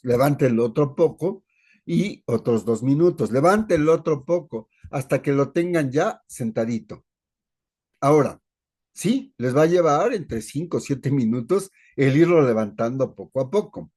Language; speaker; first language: Spanish; native; Spanish